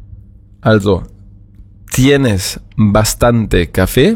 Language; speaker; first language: Spanish; non-native, fluent; German